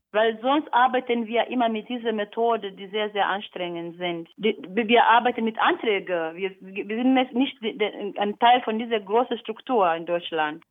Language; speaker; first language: German; non-native, fluent; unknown